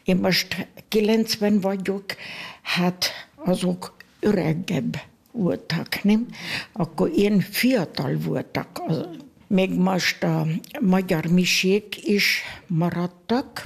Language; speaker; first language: Hungarian; early bilingual, heritage; Hungarian